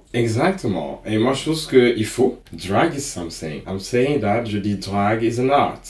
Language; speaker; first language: French; non-native, local second language; Wolof